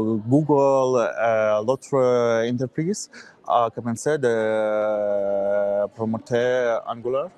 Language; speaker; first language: French; non-native, learner; English